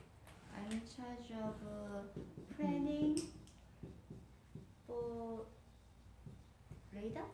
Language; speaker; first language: English; non-native, learner; Korean